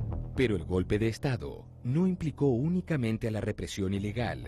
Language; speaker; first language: Spanish; native; Spanish